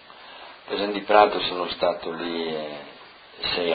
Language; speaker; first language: Italian; non-native, local second language; Friulian